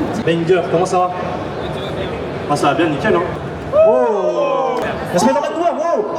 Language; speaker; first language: French; native; French